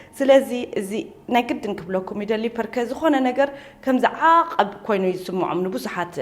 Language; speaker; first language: Tigrinya; early bilingual, heritage; Tigrinya